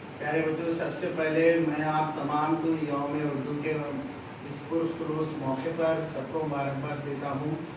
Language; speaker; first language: Urdu; native; Urdu